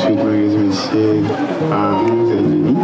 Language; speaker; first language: French; non-native, learner; Haitian Creole